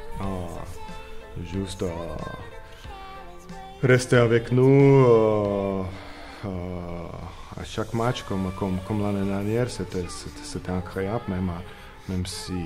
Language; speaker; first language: French; non-native, learner; Slovak